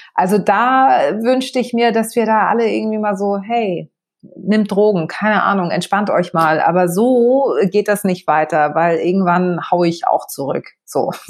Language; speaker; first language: German; early bilingual, other home language; Greek